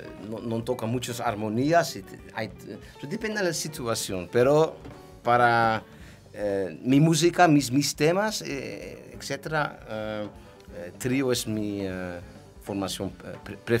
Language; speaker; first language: Spanish; non-native, learner; Dutch